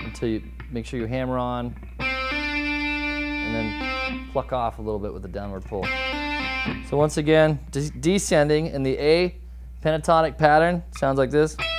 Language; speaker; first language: English; native; English